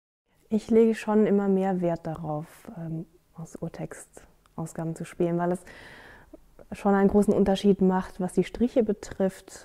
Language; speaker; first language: German; native; German